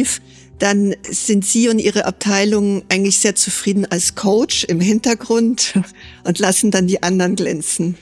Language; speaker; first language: German; native; German